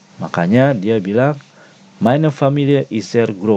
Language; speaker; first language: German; non-native, learner; Indonesian